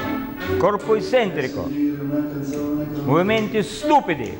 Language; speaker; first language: Italian; non-native, learner; Russian